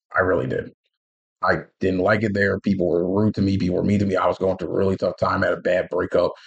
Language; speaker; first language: English; native; English